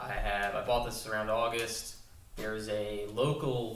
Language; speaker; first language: English; native; English